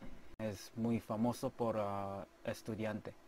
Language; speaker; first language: Spanish; non-native, learner; Korean